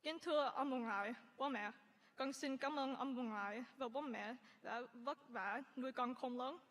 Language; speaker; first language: Vietnamese; early bilingual, other home language; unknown